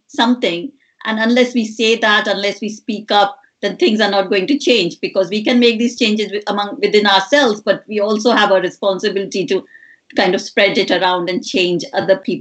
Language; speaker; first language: English; non-native, local second language; Hindi